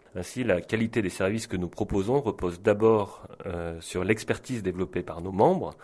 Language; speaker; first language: French; native; French